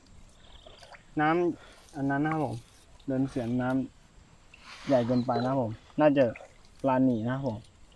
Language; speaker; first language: Thai; non-native, local second language; Karen languages